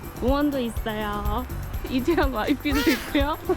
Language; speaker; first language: Korean; native; Korean